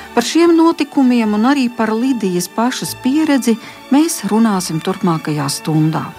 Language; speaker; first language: Latvian; native; Latvian